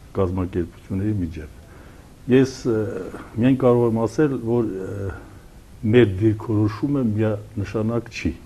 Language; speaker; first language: Armenian; non-native, local second language; Kurdish